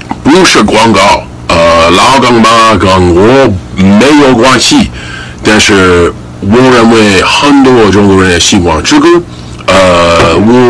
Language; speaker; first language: Chinese; non-native, learner; English